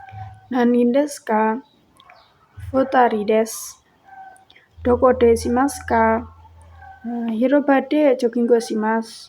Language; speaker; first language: Japanese; non-native, learner; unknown